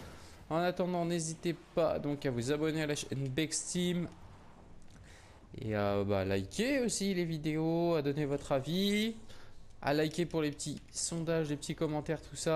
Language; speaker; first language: French; native; French